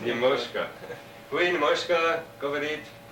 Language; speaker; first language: Russian; non-native, learner; English